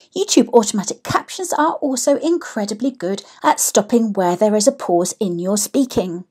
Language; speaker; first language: English; native; English